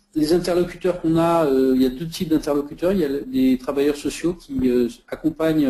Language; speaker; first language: French; native; French